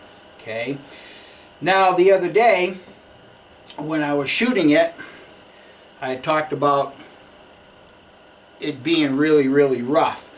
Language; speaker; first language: English; native; English